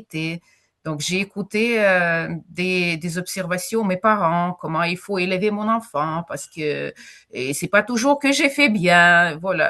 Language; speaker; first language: French; non-native, fluent; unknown